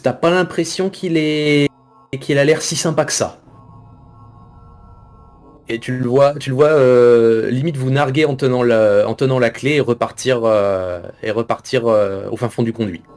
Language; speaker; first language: French; native; French